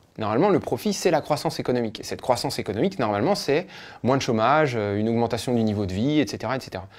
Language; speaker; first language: French; native; French